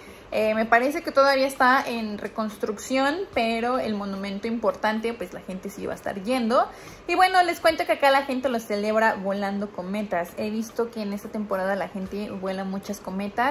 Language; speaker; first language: Spanish; native; Spanish